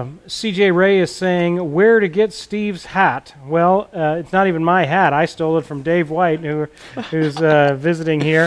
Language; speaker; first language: English; native; English